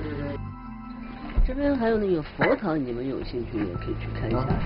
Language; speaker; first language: Chinese; native; Chinese